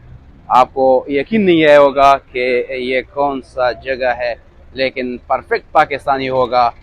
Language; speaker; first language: Hindi; non-native, local second language; Punjabi